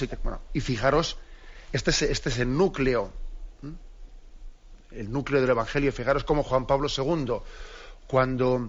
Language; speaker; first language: Spanish; native; Spanish